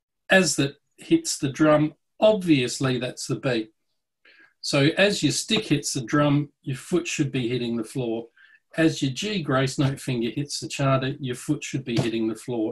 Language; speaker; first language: English; native; English